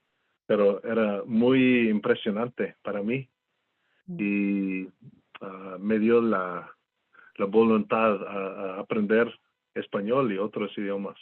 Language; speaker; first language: Spanish; non-native, fluent; English